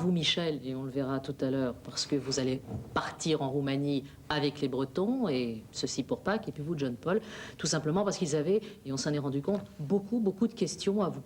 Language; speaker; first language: French; native; French